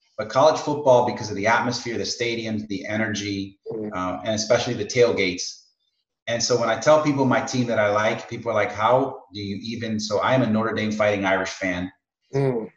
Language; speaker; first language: English; native; English